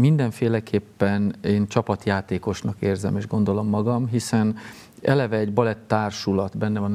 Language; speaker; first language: Hungarian; native; Hungarian